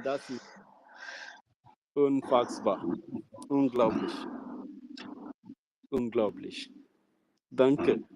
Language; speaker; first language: German; non-native, learner; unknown